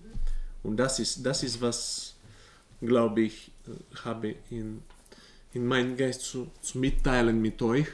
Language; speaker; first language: German; non-native, learner; Bulgarian